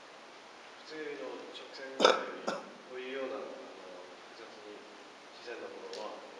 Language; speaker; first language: Japanese; non-native, fluent; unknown